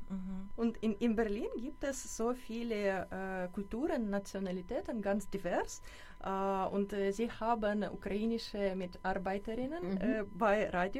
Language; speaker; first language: German; non-native, learner; Ukrainian